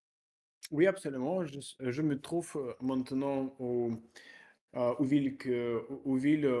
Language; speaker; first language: French; non-native, learner; Russian